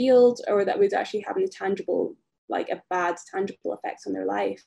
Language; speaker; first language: English; native; English